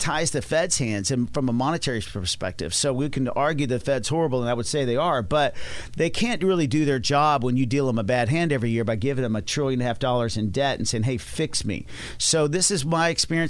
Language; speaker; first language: English; native; English